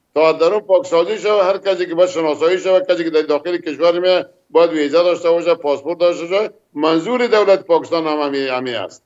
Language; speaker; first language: Persian; native; Persian